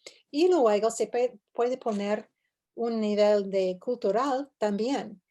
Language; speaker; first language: Spanish; non-native, fluent; English